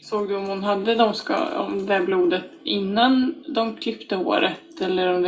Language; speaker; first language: Swedish; native; Swedish